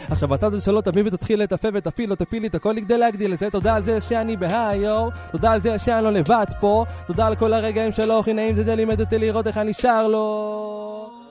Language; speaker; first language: Hebrew; native; Hebrew